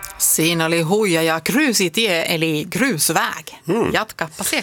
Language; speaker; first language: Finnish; early bilingual, heritage; Finnish